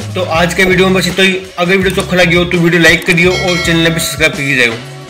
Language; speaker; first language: Hindi; native; Hindi